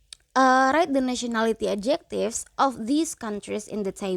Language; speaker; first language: English; non-native, fluent; Indonesian